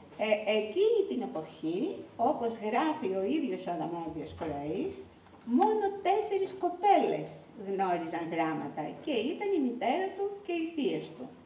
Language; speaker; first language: Greek; native; Greek